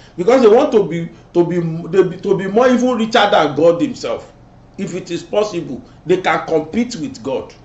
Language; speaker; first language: English; non-native, local second language; Yoruba